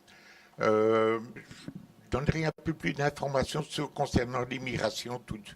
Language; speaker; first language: French; native; French